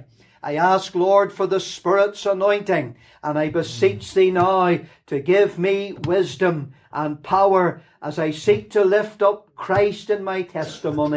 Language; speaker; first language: English; native; English